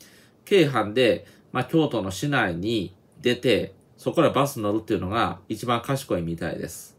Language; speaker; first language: Japanese; native; Japanese